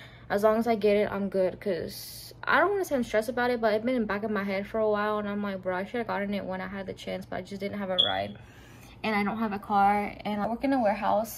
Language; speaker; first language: English; early bilingual, other home language; Spanish